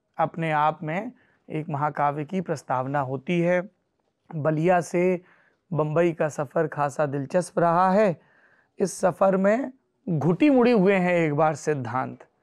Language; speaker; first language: Hindi; native; Hindi